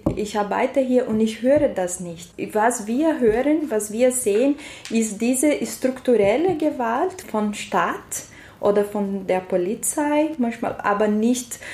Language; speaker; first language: German; non-native, learner; Portuguese